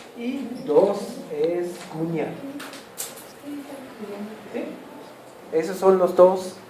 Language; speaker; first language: Spanish; non-native, fluent; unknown